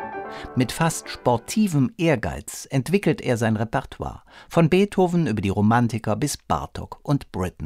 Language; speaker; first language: German; native; German